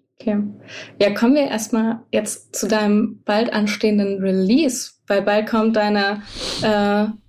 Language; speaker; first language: German; native; German